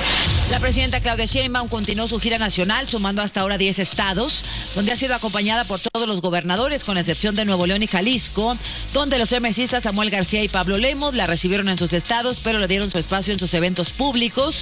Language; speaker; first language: Spanish; native; Spanish